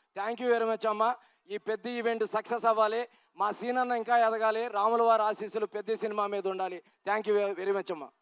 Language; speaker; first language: Telugu; native; Telugu